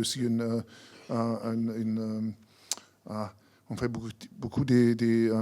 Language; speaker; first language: French; non-native, fluent; German